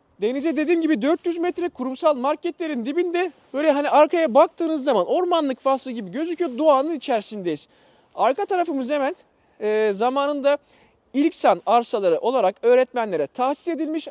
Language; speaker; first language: Turkish; native; Turkish